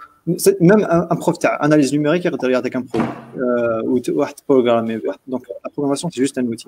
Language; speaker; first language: French; non-native, local second language; Arabic